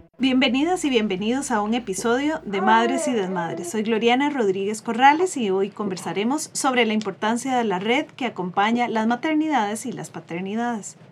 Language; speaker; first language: Spanish; native; Spanish